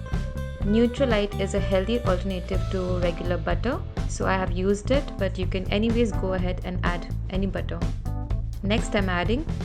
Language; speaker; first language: English; non-native, local second language; Hindi